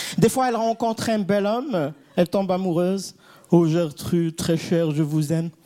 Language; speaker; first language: French; non-native, local second language; Kabyle